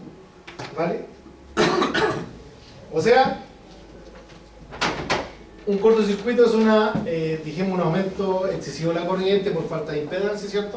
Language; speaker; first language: Spanish; native; Spanish